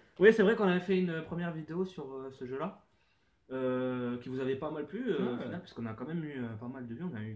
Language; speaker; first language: French; native; French